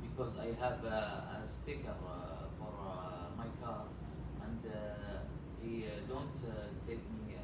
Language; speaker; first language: English; non-native, learner; Arabic